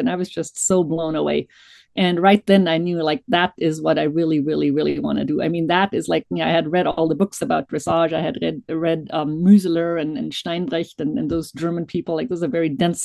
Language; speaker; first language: English; non-native, fluent; German